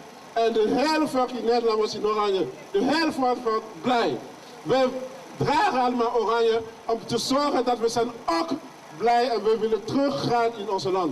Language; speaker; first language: Dutch; non-native, learner; French